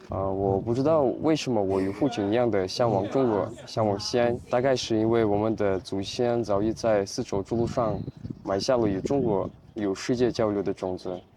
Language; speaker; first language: Chinese; early bilingual, heritage; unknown